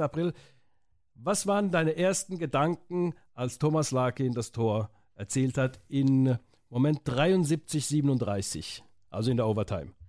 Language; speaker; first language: German; native; German